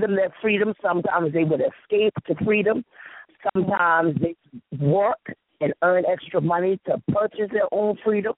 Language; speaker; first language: English; native; English